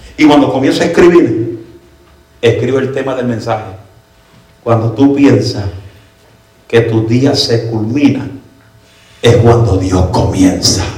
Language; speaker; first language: Spanish; early bilingual, heritage; Spanish